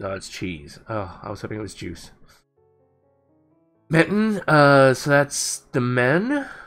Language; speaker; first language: English; native; English